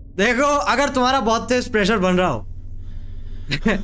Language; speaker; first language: Hindi; native; Hindi